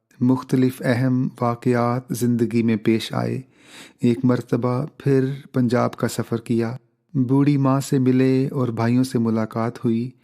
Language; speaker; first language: Urdu; native; Urdu